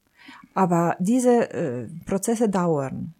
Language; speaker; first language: German; non-native, fluent; Ukrainian